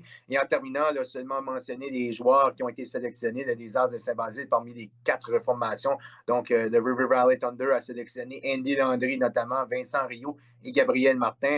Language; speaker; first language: French; native; French